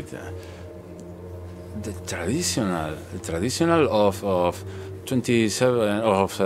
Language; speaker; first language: English; non-native, learner; Spanish